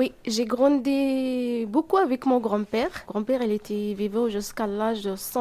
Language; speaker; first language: French; non-native, learner; Arabic